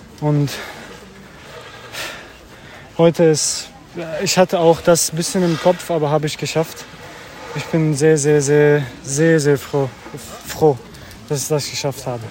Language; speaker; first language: German; non-native, learner; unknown